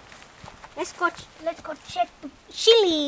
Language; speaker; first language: English; non-native, learner; Thai